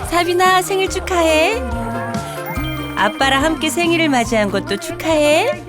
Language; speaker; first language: Korean; native; Korean